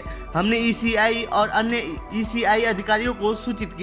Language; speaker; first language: Hindi; native; Hindi